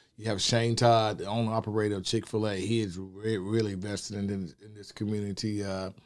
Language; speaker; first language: English; native; English